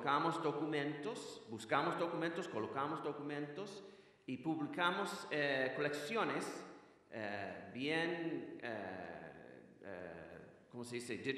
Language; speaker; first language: Spanish; non-native, fluent; English